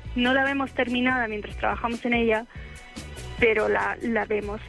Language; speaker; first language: Spanish; native; Spanish